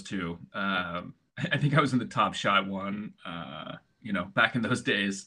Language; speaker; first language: English; native; English